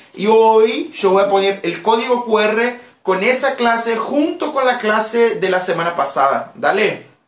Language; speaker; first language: Spanish; non-native, fluent; Portuguese